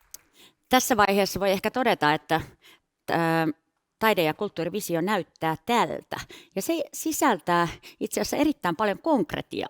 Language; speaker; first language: Finnish; native; Finnish